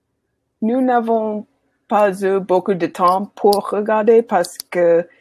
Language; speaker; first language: French; non-native, learner; English